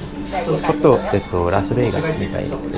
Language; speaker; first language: Japanese; non-native, learner; English